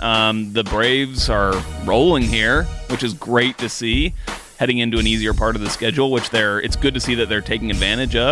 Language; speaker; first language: English; native; English